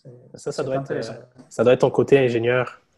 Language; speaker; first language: French; native; French